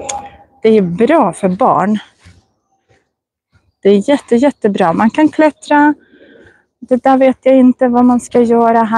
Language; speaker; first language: Swedish; non-native, fluent; Russian